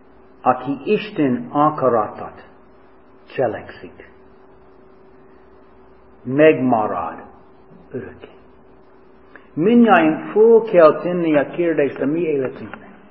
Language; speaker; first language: Hungarian; non-native, fluent; English